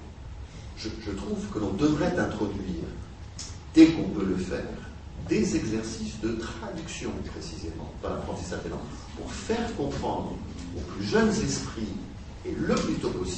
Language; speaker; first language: French; native; French